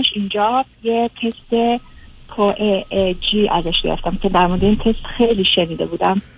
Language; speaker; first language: Persian; native; Persian